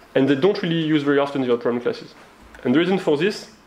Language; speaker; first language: English; non-native, fluent; French